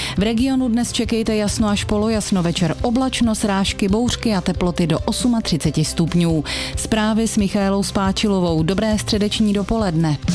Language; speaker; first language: Czech; native; Czech